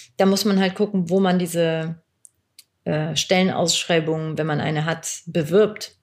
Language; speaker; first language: German; early bilingual, other home language; Turkish